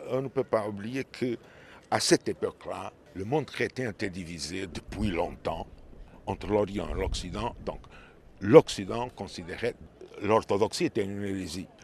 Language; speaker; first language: French; non-native, fluent; Portuguese